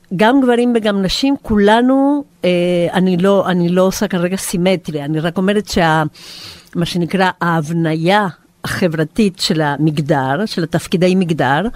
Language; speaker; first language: Hebrew; non-native, fluent; Spanish